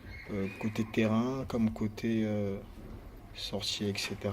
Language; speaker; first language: French; native; French